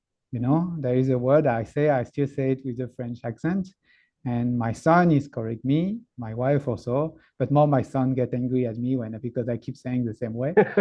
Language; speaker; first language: English; non-native, fluent; French